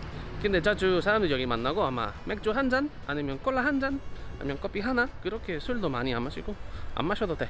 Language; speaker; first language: Korean; non-native, learner; Spanish